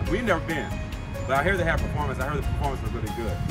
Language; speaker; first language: English; native; English